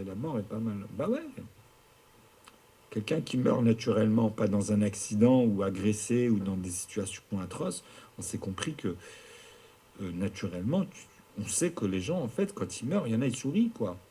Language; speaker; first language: French; native; French